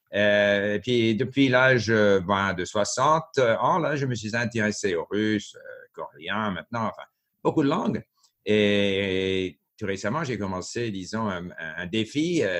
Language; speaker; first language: French; non-native, local second language; English